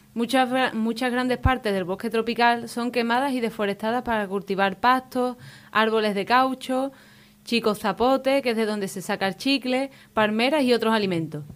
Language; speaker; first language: Spanish; native; Spanish